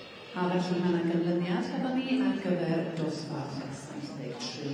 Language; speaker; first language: Welsh; native; Welsh